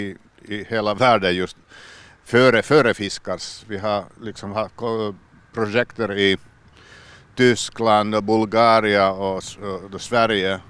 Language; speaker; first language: Swedish; non-native, local second language; Finnish